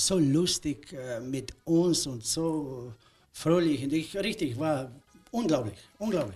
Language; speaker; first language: German; non-native, learner; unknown